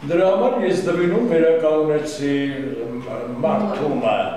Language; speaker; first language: Armenian; non-native, local second language; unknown